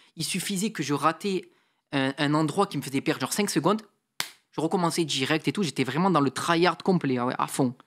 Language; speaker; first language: French; native; French